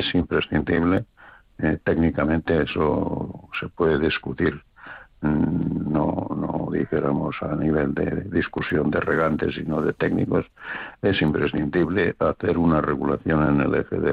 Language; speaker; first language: Spanish; native; Spanish